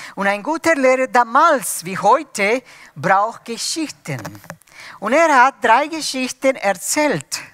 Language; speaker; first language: German; non-native, fluent; Spanish